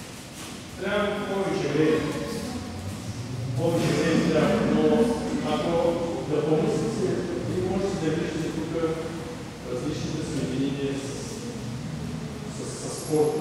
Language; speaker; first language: Bulgarian; non-native, learner; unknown